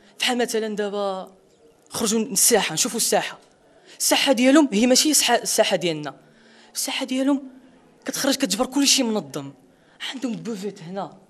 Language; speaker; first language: Arabic; non-native, local second language; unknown